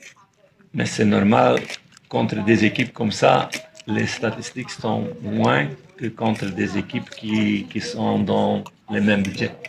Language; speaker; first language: French; non-native, fluent; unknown